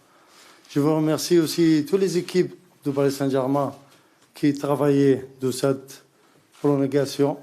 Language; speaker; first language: French; non-native, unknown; Arabic